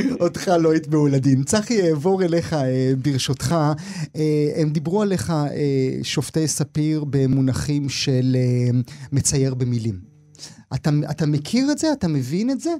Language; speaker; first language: Hebrew; native; Hebrew